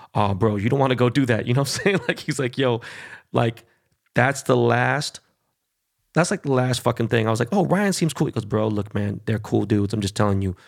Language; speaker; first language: English; early bilingual, other home language; Spanish